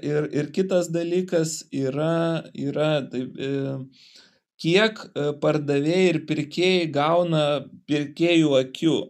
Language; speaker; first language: Lithuanian; native; Lithuanian